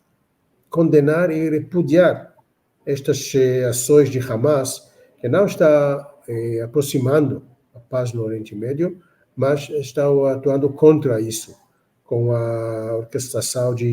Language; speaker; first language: Portuguese; non-native, fluent; Hebrew